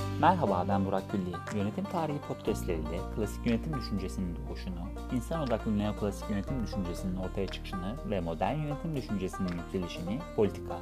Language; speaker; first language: Turkish; native; Turkish